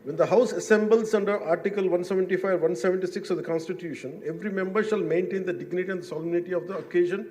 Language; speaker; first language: English; non-native, local second language; Telugu